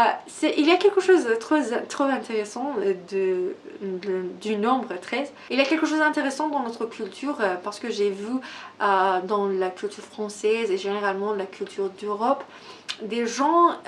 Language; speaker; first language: French; non-native, learner; Persian